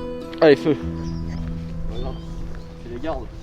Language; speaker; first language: French; native; French